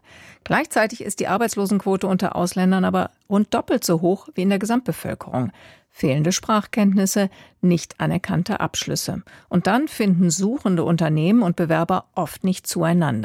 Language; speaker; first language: German; native; German